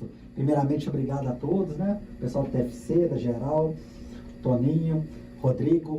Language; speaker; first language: Portuguese; native; Portuguese